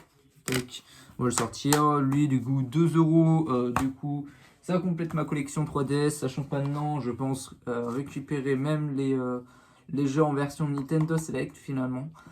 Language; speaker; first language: French; native; French